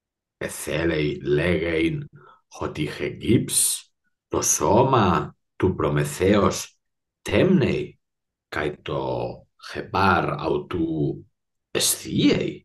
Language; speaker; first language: Greek; non-native, fluent; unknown